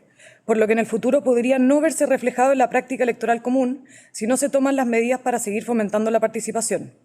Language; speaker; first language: Spanish; native; Spanish